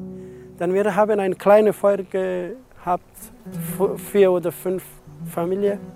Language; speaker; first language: German; non-native, learner; Persian